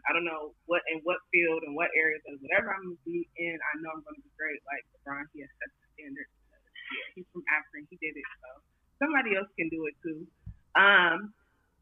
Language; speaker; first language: English; native; English